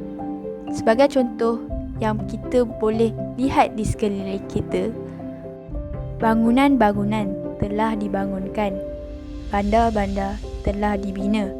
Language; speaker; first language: Malay; native; Malay